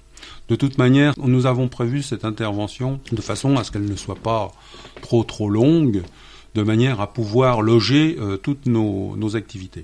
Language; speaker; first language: French; native; French